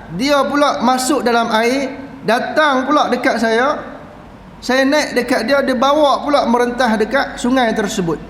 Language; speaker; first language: Malay; native; Malay